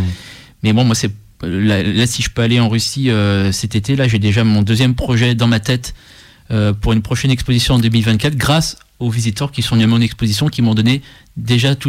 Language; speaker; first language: French; native; French